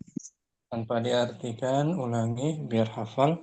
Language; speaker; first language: Indonesian; native; Indonesian